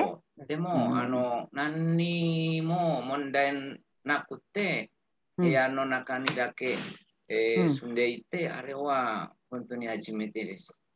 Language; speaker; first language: Japanese; native; Japanese